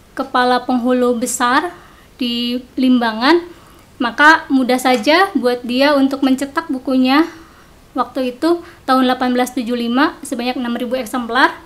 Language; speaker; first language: Indonesian; non-native, local second language; Sundanese